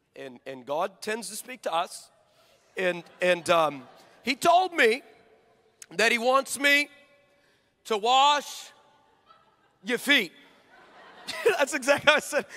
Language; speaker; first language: English; native; English